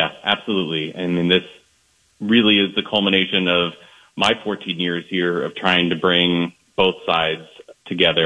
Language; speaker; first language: English; native; English